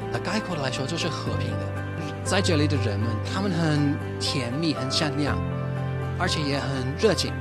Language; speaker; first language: Chinese; non-native, fluent; English